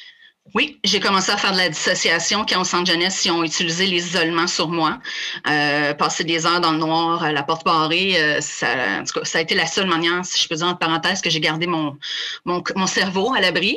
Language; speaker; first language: French; native; French